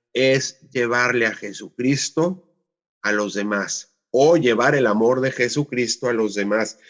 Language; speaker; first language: Spanish; native; Spanish